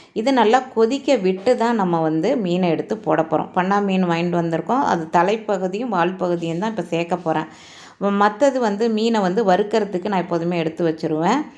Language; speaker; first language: Tamil; native; Tamil